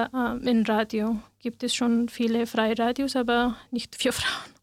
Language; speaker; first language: German; non-native, learner; Persian